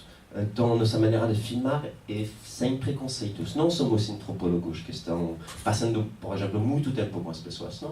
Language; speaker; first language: Portuguese; non-native, fluent; French